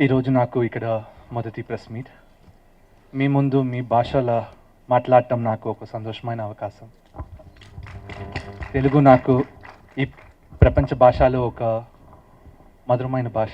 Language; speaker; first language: Telugu; non-native, learner; Tamil